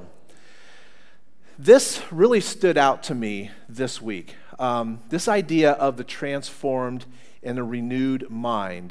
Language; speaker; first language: English; native; English